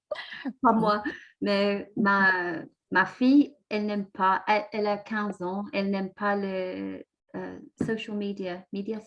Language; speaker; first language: French; non-native, learner; English